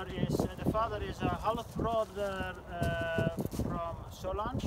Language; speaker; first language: English; non-native, fluent; Dutch